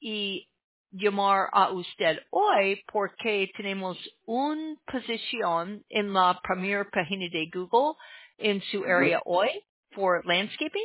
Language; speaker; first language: Spanish; non-native, learner; English